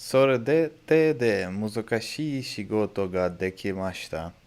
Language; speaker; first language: Japanese; non-native, learner; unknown